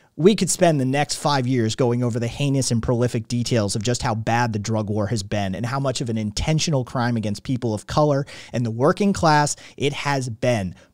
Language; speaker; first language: English; native; English